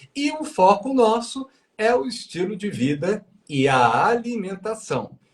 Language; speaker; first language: Portuguese; native; Portuguese